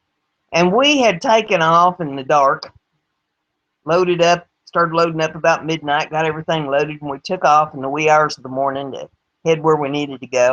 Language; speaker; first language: English; native; English